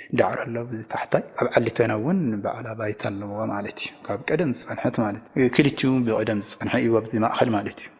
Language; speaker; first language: Tigrinya; non-native, local second language; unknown